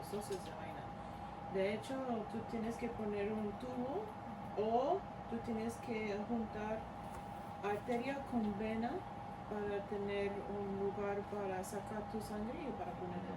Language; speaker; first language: Spanish; early bilingual, heritage; Spanish